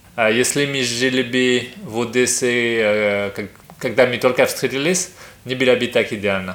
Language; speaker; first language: Russian; non-native, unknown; French